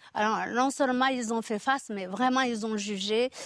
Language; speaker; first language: French; non-native, local second language; Kinyarwanda